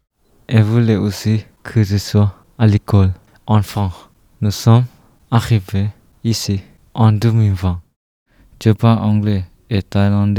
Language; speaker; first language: French; non-native, learner; Thai